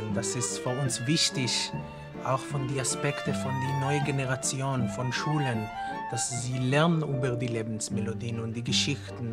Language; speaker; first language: German; non-native, fluent; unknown